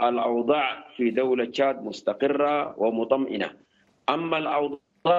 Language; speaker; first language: Arabic; native; Arabic